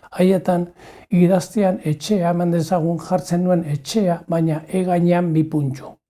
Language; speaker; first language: Basque; non-native, local second language; Spanish